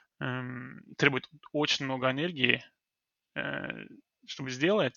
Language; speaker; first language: Russian; non-native, fluent; Norwegian